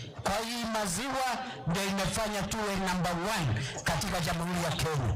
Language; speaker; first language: Swahili; non-native, local second language; Meru